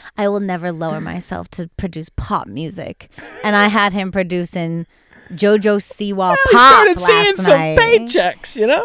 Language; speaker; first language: English; native; English